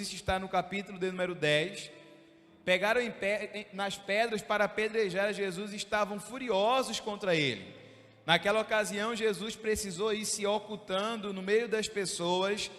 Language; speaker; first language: Portuguese; native; Portuguese